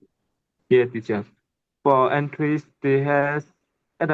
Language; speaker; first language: English; non-native, learner; Burmese